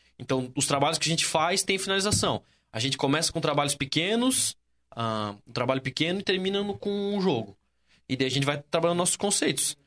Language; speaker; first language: Portuguese; native; Portuguese